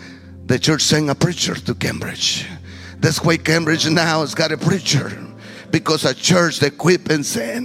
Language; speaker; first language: English; non-native, fluent; Spanish